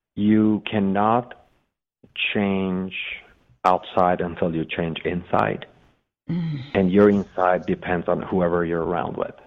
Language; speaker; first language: English; non-native, fluent; Persian